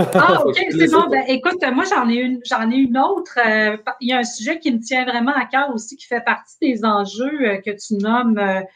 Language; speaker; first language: French; native; French